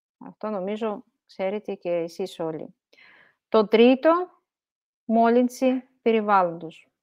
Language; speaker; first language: Greek; non-native, fluent; Russian